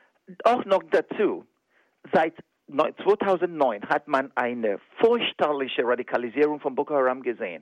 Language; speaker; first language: German; non-native, fluent; Igbo